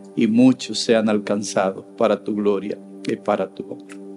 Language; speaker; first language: Spanish; native; Spanish